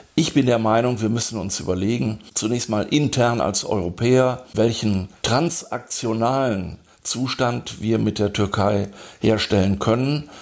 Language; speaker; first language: German; native; German